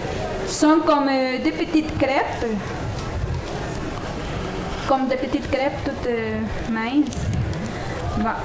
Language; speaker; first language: French; non-native, fluent; Spanish